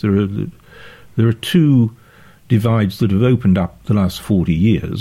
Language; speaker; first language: English; native; English